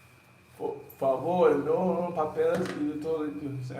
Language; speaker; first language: Spanish; non-native, learner; English